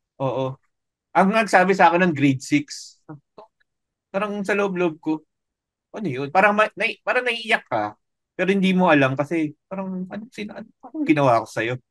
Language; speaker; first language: Filipino; native; Filipino